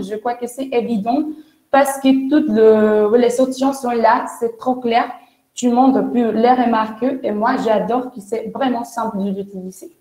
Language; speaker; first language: French; non-native, fluent; Spanish